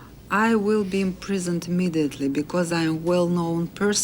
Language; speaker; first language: English; non-native, learner; Russian